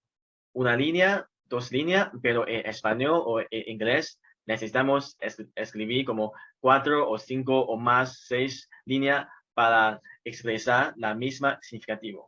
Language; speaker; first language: Spanish; non-native, fluent; Chinese